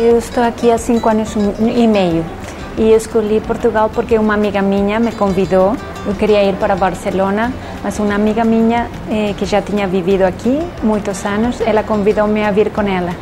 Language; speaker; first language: Portuguese; non-native, fluent; Spanish